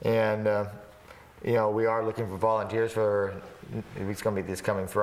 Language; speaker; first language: English; native; English